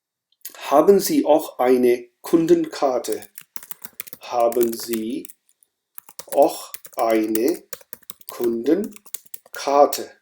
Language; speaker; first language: German; non-native, fluent; Urdu